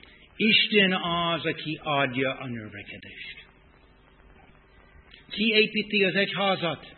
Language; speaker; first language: Hungarian; non-native, fluent; English